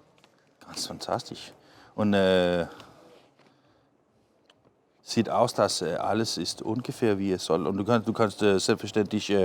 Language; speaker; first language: German; non-native, fluent; Danish